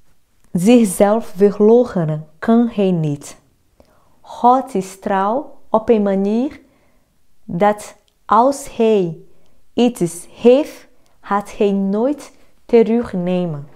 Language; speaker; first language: Dutch; non-native, fluent; Portuguese